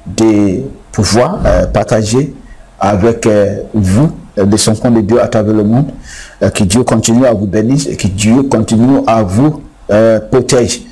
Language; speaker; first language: French; non-native, fluent; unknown